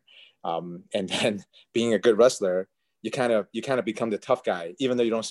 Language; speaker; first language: English; early bilingual, other home language; Chinese